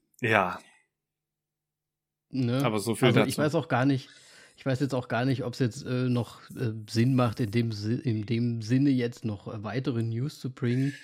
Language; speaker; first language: German; native; German